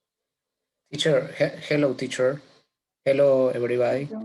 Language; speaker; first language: English; non-native, learner; Spanish